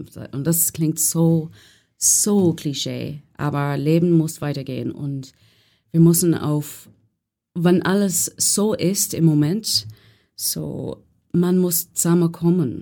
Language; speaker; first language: German; non-native, learner; English